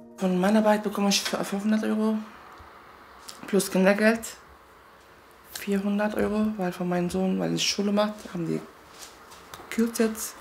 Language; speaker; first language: German; non-native, learner; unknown